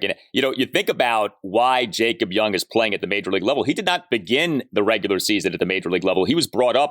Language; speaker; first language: English; native; English